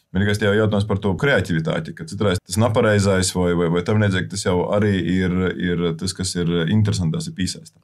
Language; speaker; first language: Latvian; native; Latvian